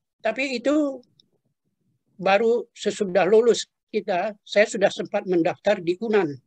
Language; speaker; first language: Indonesian; non-native, local second language; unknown